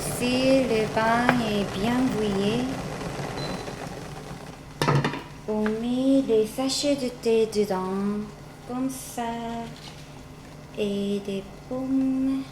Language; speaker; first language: French; non-native, learner; Korean